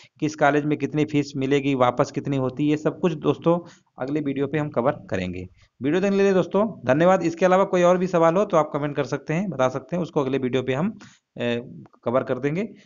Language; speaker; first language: Hindi; native; Hindi